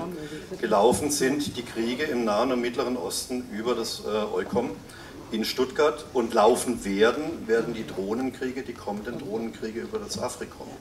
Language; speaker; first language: German; native; German